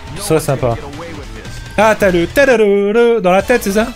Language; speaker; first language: French; native; French